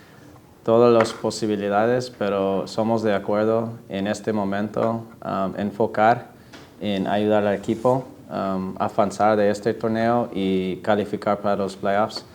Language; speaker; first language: Spanish; non-native, fluent; English